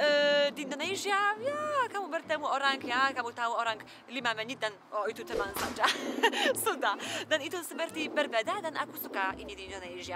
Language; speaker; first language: Indonesian; non-native, learner; Polish